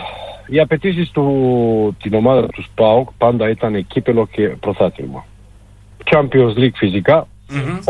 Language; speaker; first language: Greek; non-native, fluent; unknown